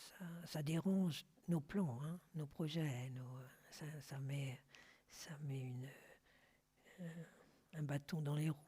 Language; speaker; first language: French; native; French